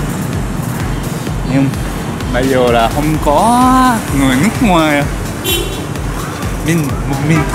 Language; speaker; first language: Vietnamese; non-native, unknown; Japanese